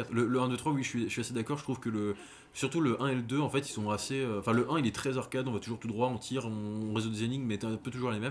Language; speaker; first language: French; native; French